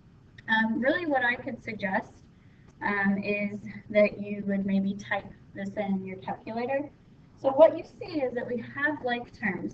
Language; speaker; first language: English; native; English